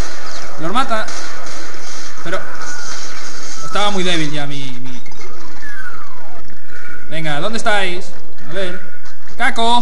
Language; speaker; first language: Spanish; native; Spanish